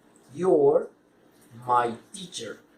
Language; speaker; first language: English; non-native, fluent; Spanish